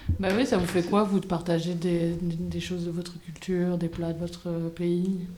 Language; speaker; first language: French; native; French